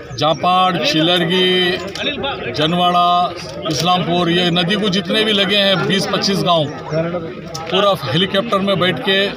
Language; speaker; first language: Hindi; non-native, local second language; Urdu